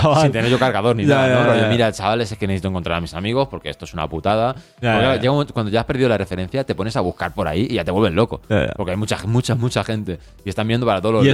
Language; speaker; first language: Spanish; native; Spanish